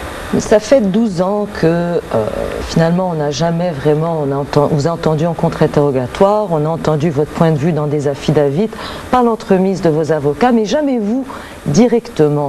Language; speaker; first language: French; native; French